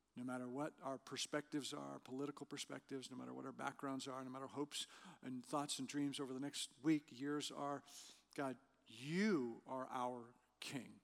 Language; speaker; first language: English; native; English